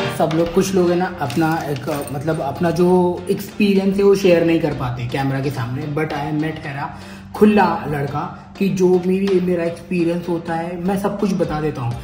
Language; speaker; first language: Hindi; native; Hindi